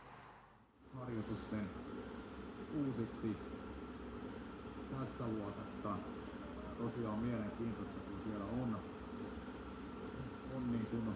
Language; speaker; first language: Finnish; native; Finnish